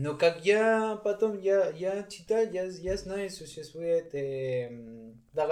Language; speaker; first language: Russian; non-native, learner; Spanish